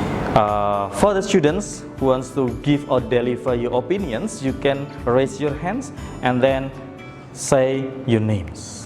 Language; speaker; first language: English; non-native, fluent; Indonesian